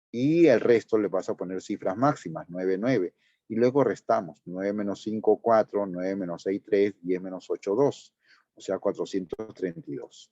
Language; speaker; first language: Spanish; native; Spanish